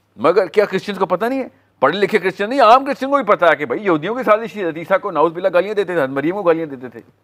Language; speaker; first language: Hindi; native; Hindi